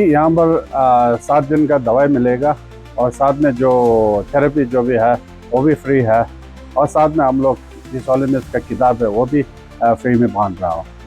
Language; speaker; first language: Hindi; non-native, local second language; Tibetan